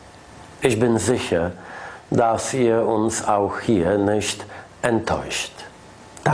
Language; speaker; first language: German; non-native, fluent; Polish